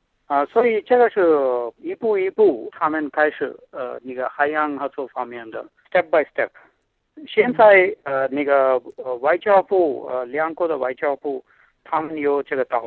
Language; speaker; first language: Chinese; non-native, fluent; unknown